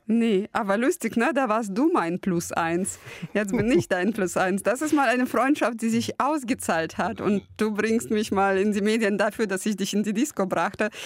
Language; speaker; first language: German; early bilingual, other home language; Russian